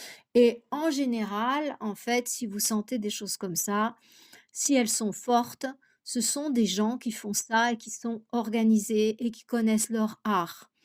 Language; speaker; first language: French; native; French